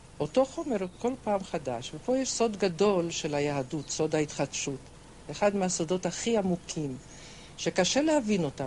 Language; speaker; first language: Hebrew; non-native, fluent; French